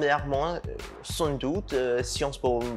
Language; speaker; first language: French; non-native, fluent; Burmese